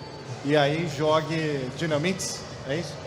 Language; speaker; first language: Portuguese; native; Portuguese